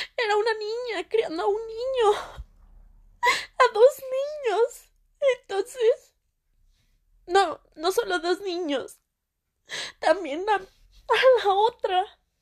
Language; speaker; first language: Spanish; early bilingual, heritage; Spanish